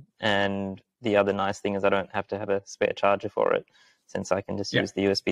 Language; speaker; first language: English; early bilingual, other home language; Sinhala